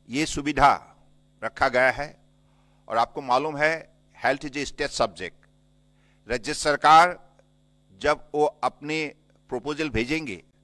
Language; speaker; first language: Hindi; non-native, local second language; Assamese